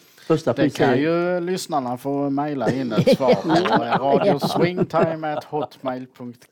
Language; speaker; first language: Swedish; native; Swedish